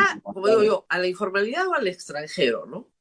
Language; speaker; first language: Spanish; native; Spanish